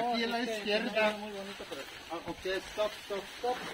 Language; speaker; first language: Spanish; native; Spanish